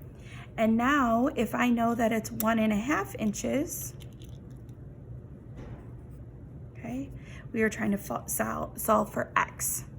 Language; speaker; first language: English; native; English